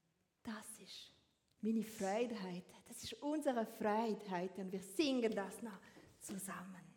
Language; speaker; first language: German; non-native, learner; French